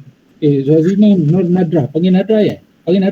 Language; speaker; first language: Malay; native; Malay